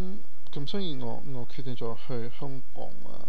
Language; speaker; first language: Cantonese; non-native, learner; Portuguese